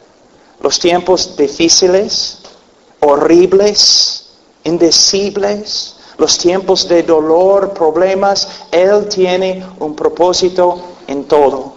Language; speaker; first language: Spanish; non-native, fluent; English